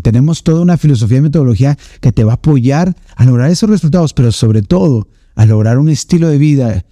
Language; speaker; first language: Spanish; native; Spanish